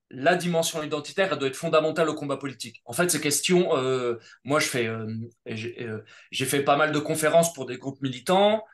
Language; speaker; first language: French; native; French